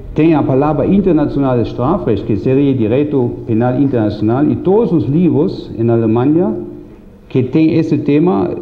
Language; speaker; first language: Portuguese; non-native, fluent; German